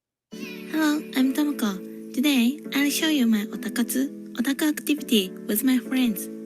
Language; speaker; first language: English; non-native, learner; Japanese